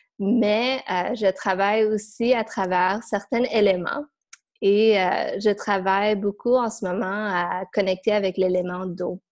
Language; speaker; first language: French; non-native, fluent; English